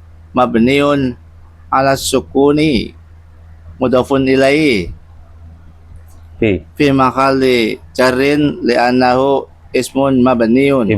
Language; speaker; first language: Arabic; non-native, learner; Indonesian